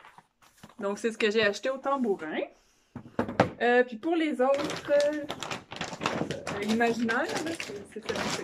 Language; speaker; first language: French; native; French